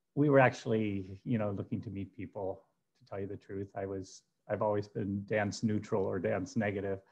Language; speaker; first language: English; native; English